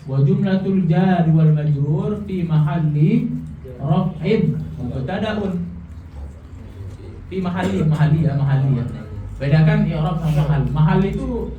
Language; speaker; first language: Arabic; non-native, fluent; Indonesian